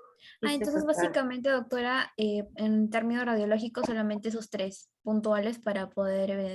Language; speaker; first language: Spanish; native; Spanish